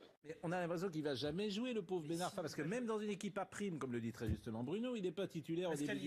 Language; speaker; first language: French; native; French